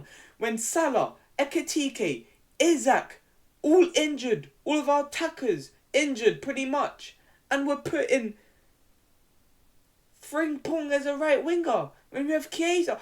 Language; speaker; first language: English; native; English